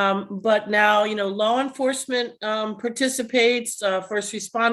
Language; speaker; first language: English; native; English